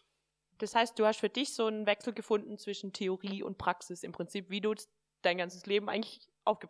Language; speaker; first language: German; native; German